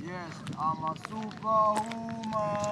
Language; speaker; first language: English; non-native, learner; Swahili